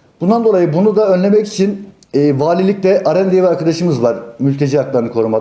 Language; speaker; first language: Turkish; native; Turkish